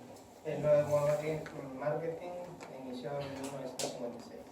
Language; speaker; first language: Spanish; native; Spanish